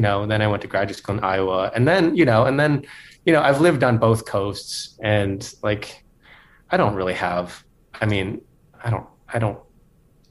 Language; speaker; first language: English; native; English